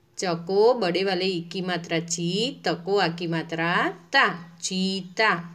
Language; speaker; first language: Hindi; non-native, local second language; Gujarati